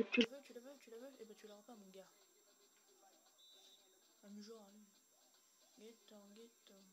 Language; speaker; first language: French; native; French